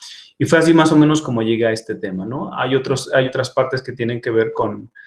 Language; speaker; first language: Spanish; native; Spanish